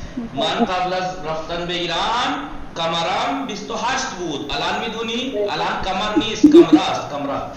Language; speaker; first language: Persian; non-native, fluent; Urdu